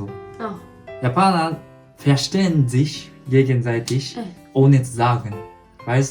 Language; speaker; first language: German; non-native, learner; Japanese